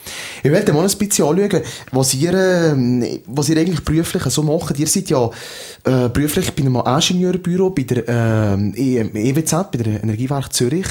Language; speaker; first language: German; native; German